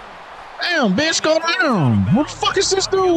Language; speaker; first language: English; native; English